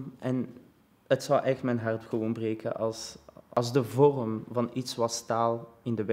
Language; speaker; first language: Dutch; early bilingual, other home language; Arabic